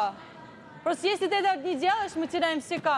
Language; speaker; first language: Russian; native; Russian